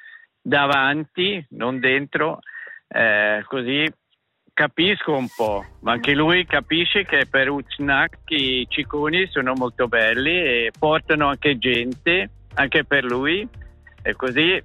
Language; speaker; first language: Italian; non-native, local second language; German